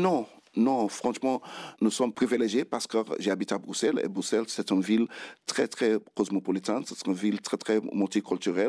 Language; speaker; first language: French; non-native, fluent; Krio